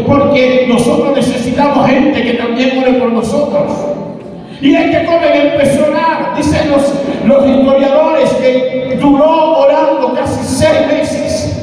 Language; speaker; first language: Spanish; native; Spanish